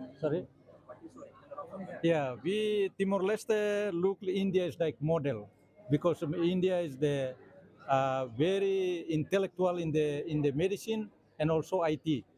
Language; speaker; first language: English; non-native, learner; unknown